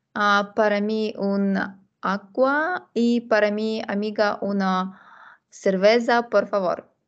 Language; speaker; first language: Spanish; non-native, learner; Russian